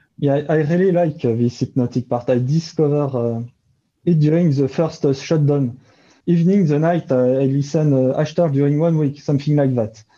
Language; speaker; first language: English; non-native, learner; French